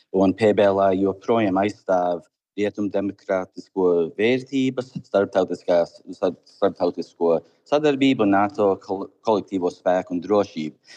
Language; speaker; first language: Latvian; early bilingual, heritage; Latvian